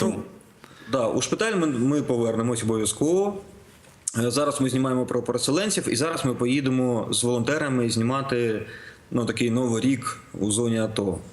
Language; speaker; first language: Ukrainian; non-native, local second language; Russian